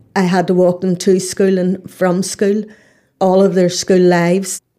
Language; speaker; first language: English; native; English